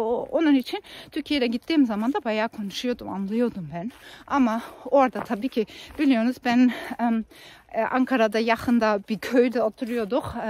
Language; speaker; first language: Turkish; non-native, fluent; German